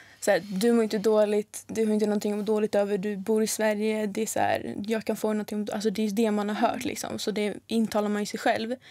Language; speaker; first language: Swedish; native; Swedish